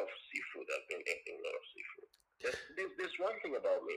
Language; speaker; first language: English; non-native, local second language; Tongan